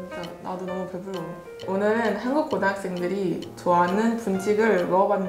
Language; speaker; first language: Korean; early bilingual, other home language; English